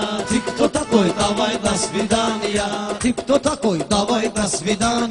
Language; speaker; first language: Russian; non-native, learner; Talysh